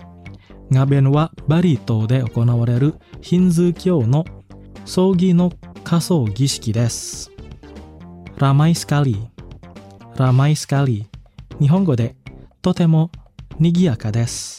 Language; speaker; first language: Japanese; non-native, fluent; Indonesian